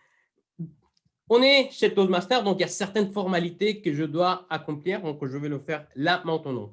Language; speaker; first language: French; non-native, fluent; Spanish